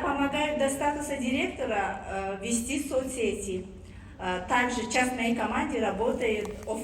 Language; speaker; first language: Russian; non-native, fluent; Tajik